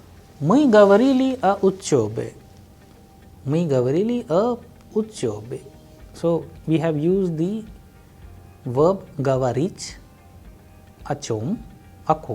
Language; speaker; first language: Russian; non-native, fluent; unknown